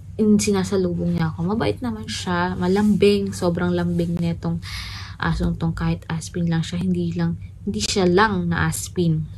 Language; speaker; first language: Filipino; native; Filipino